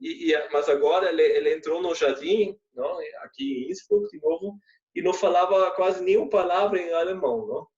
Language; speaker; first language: Portuguese; non-native, fluent; German